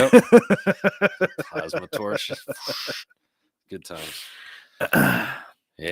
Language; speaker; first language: English; native; English